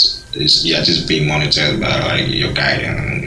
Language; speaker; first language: English; non-native, local second language; Igbo